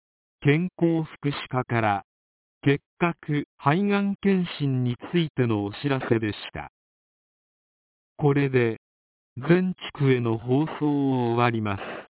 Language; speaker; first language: Japanese; native; Japanese